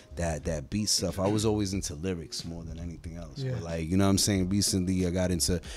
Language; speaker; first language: English; native; English